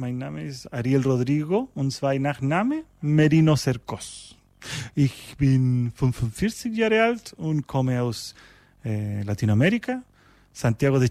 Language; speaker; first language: German; non-native, learner; Spanish